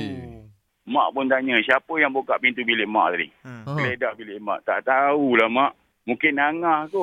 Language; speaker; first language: Malay; native; Malay